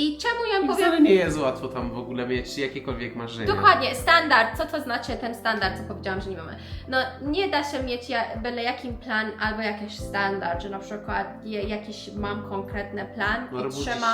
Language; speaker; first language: Polish; non-native, learner; Persian